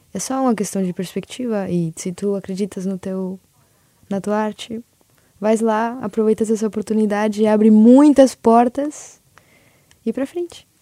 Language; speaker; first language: Portuguese; early bilingual, other home language; Spanish